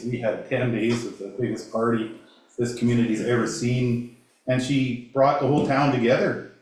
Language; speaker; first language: English; native; English